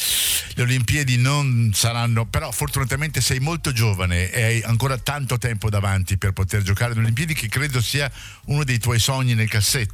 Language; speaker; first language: Italian; native; Italian